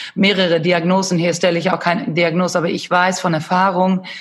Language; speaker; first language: German; non-native, fluent; Swedish